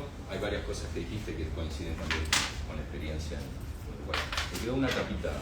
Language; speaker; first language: Spanish; native; Spanish